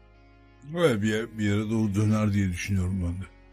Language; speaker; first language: Turkish; native; Turkish